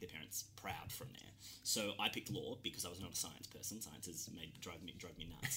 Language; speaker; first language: English; native; English